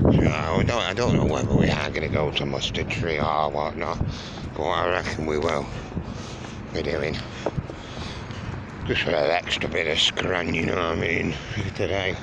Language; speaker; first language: English; native; English